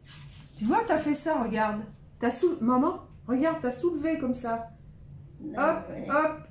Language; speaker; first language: French; native; French